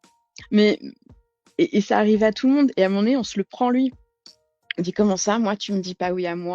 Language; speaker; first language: French; native; French